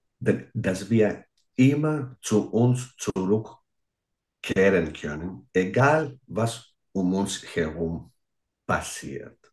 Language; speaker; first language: German; non-native, fluent; Greek